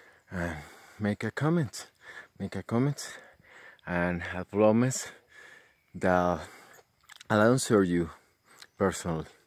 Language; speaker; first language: English; non-native, learner; Spanish